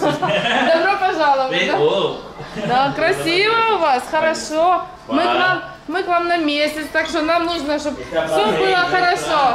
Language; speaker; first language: Russian; native; Russian